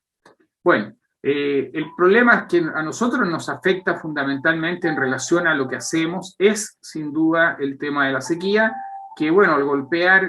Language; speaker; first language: Spanish; native; Spanish